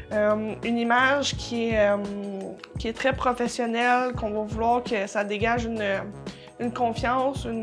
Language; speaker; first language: French; native; French